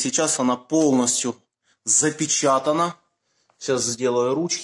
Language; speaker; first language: Russian; native; Russian